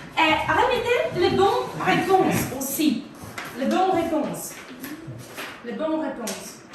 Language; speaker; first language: French; non-native, fluent; Russian